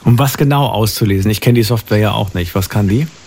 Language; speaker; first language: German; native; German